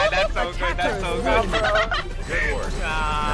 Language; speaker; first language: English; non-native, local second language; Filipino